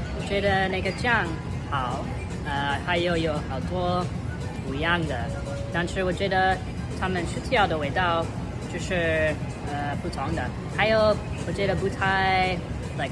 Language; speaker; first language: Chinese; non-native, fluent; English